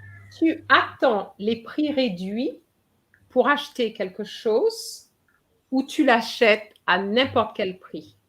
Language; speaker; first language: French; non-native, fluent; English